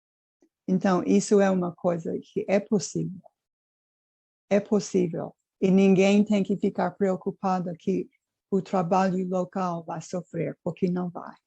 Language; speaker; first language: Portuguese; non-native, fluent; English